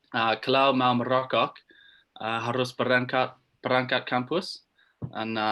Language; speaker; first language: Indonesian; non-native, learner; English